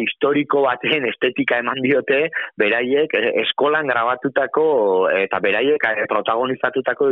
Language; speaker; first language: Basque; native; Basque